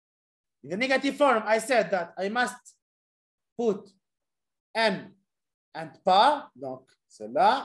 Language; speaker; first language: English; non-native, fluent; Arabic